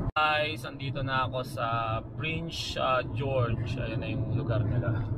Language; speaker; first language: Filipino; non-native, local second language; Hiligaynon